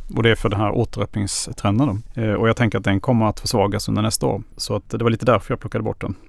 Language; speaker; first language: Swedish; native; Swedish